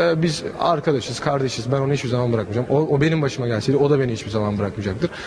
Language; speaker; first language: Turkish; native; Turkish